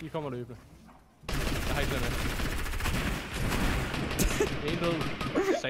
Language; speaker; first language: Danish; native; Danish